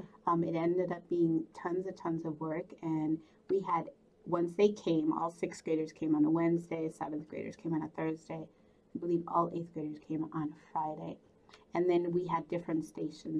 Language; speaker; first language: English; early bilingual, other home language; Spanish